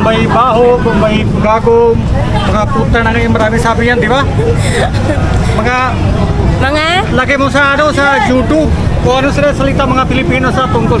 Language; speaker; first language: Filipino; non-native, learner; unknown